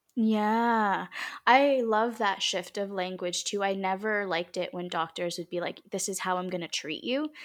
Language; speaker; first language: English; early bilingual, other home language; Filipino